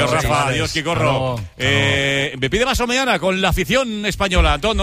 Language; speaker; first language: Spanish; native; Spanish